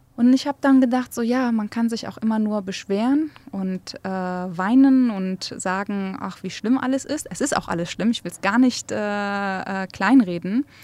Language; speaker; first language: German; early bilingual, other home language; Central Kurdish